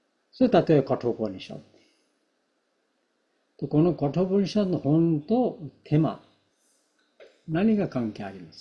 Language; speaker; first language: Japanese; non-native, fluent; Bangla